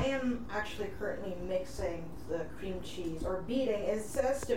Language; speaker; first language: English; native; English